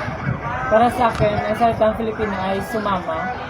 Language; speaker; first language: Filipino; non-native, local second language; Hiligaynon